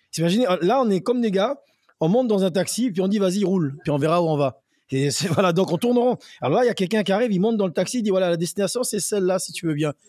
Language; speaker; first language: French; native; French